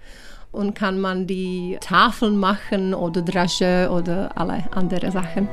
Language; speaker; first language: German; non-native, learner; Czech